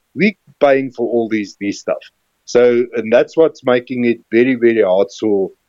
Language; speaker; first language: English; non-native, local second language; Afrikaans